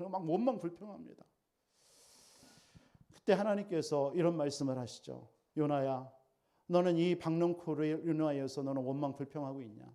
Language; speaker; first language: Korean; native; Korean